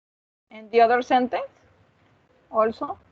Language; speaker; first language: English; non-native, learner; Spanish